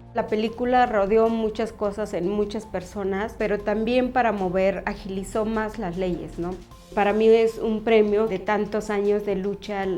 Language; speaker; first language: Spanish; non-native, local second language; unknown